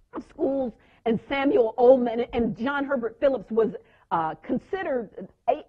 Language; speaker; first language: English; native; English